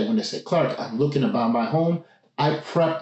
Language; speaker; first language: English; native; English